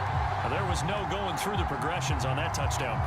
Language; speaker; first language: English; native; English